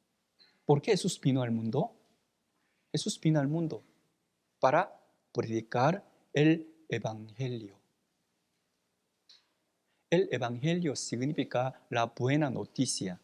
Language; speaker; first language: Spanish; non-native, fluent; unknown